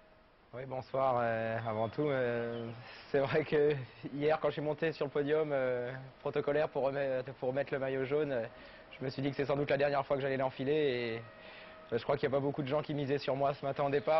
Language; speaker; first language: French; native; French